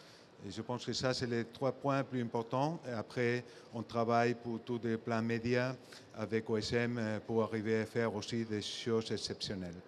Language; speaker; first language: French; non-native, fluent; Spanish